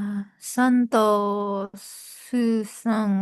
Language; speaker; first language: Japanese; non-native, learner; Indonesian